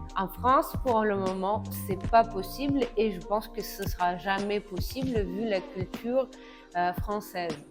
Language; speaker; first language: French; non-native, fluent; Russian